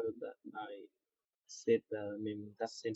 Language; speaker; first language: English; non-native, learner; Vietnamese